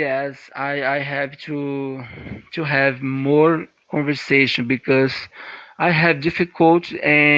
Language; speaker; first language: English; non-native, learner; Portuguese